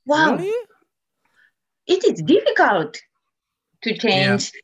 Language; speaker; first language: English; non-native, learner; Japanese